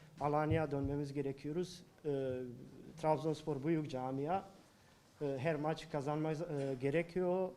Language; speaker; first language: Turkish; non-native, learner; Bosnian